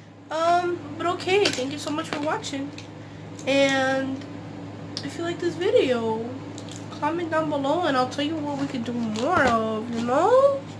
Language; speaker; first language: English; early bilingual, other home language; Spanish